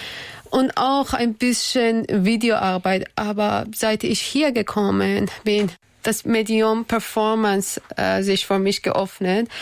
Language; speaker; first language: German; non-native, learner; Persian